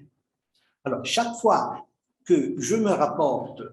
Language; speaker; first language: French; non-native, fluent; Italian